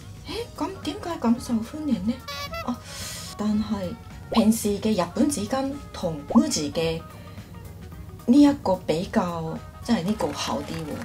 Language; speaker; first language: Cantonese; non-native, fluent; Japanese